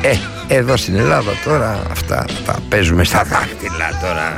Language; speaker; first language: Greek; native; Greek